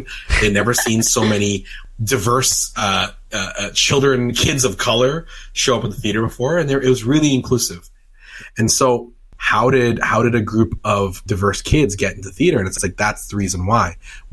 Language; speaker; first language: English; native; English